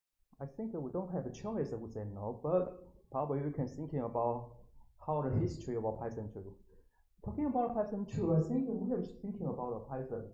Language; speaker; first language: English; non-native, learner; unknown